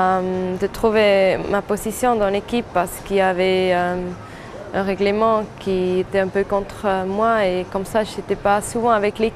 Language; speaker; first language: French; non-native, fluent; German